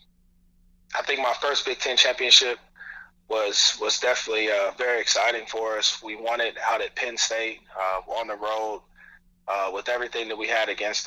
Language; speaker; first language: English; native; English